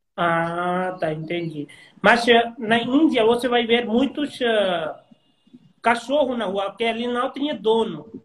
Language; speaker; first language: Portuguese; non-native, learner; Hindi